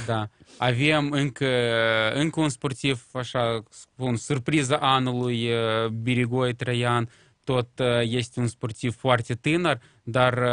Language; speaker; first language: Romanian; non-native, local second language; Russian